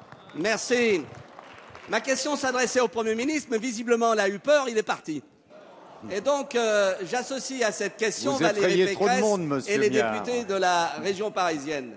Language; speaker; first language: French; native; French